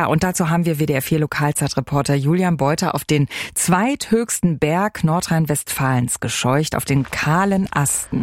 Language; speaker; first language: German; native; German